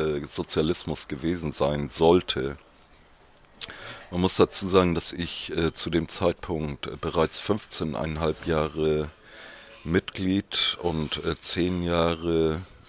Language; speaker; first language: German; native; German